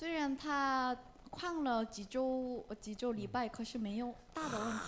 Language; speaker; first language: Chinese; non-native, learner; Korean